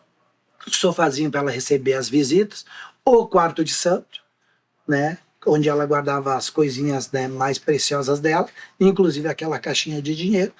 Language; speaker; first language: Portuguese; native; Portuguese